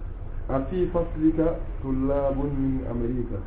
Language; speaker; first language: Arabic; non-native, learner; French